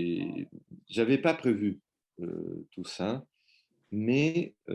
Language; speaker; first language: French; non-native, fluent; Spanish